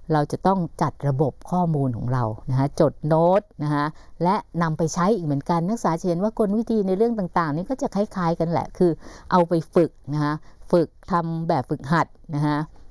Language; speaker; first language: Thai; native; Thai